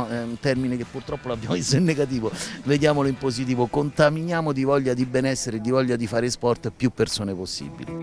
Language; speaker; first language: Italian; native; Italian